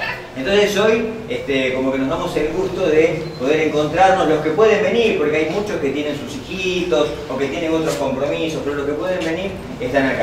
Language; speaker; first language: Spanish; native; Spanish